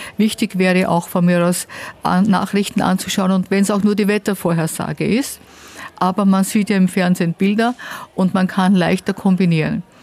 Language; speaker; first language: German; native; German